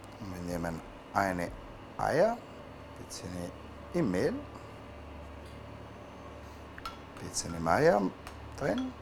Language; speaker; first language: German; non-native, learner; French